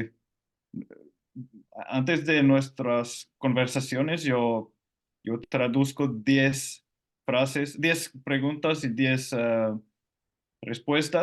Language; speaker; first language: Spanish; non-native, fluent; Finnish